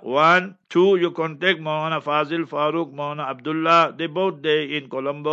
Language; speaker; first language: English; native; English